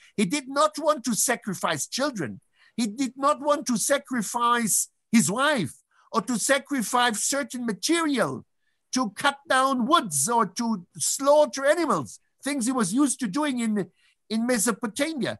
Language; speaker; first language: English; non-native, fluent; Hebrew